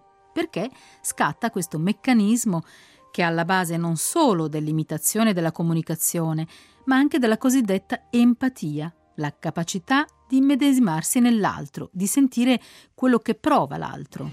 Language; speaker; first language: Italian; native; Italian